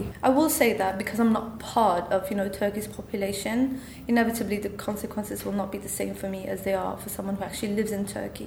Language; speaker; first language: English; non-native, fluent; Kurdish